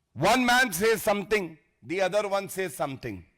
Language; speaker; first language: English; non-native, local second language; Hindi